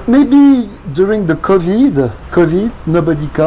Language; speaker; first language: English; non-native, learner; French